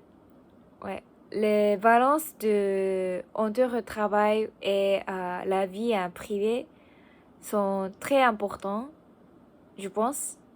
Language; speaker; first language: French; non-native, learner; Japanese